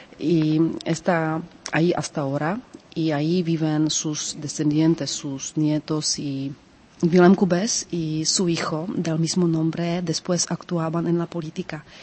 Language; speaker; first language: Spanish; non-native, fluent; Czech